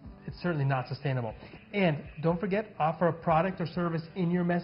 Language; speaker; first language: English; native; English